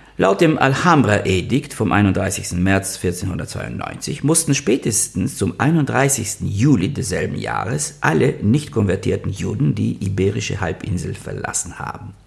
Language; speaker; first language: German; non-native, fluent; Bulgarian